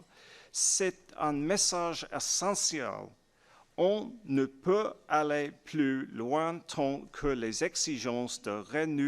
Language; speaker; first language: French; non-native, learner; English